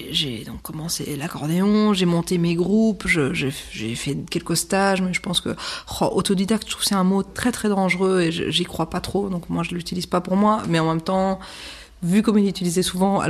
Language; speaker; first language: French; native; French